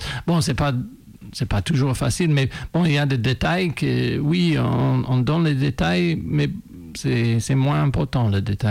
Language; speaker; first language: French; non-native, fluent; English